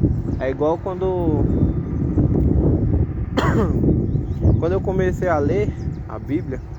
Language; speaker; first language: Portuguese; native; Portuguese